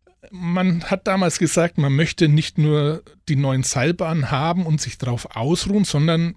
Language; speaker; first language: German; native; German